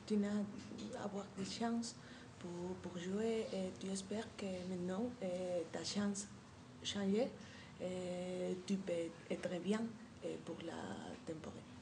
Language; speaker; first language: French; non-native, learner; Spanish